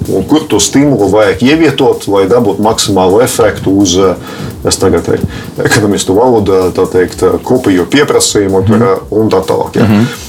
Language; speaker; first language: Latvian; non-native, local second language; Russian